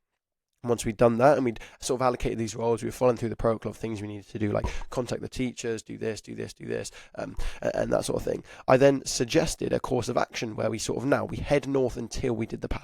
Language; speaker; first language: English; native; English